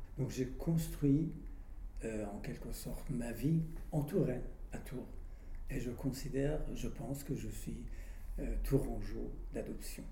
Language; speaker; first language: French; non-native, fluent; Persian